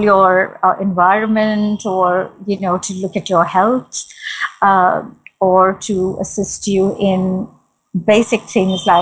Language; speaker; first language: English; non-native, local second language; Hindi